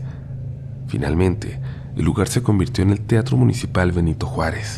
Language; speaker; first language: Spanish; native; Spanish